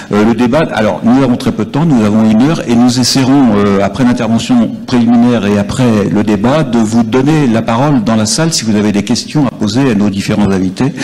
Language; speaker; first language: French; native; French